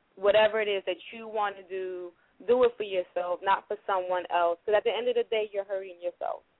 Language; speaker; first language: English; native; English